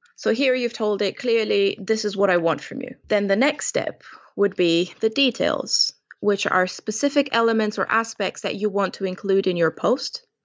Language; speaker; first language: English; non-native, fluent; Romanian